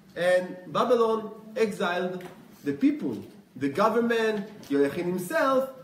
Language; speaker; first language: English; non-native, fluent; Hebrew